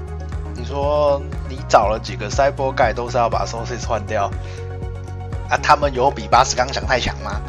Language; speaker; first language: Chinese; native; Chinese